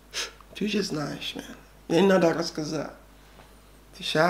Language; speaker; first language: Russian; non-native, learner; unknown